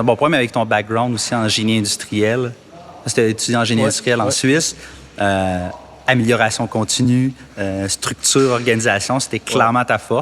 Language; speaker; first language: French; native; French